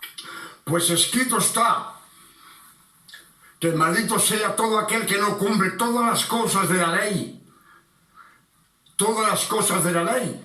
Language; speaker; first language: Spanish; non-native, fluent; French